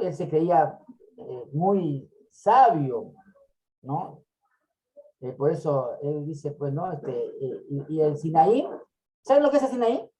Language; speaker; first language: Spanish; native; Spanish